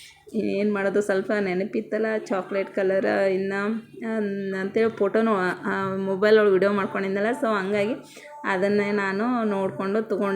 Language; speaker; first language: Kannada; native; Kannada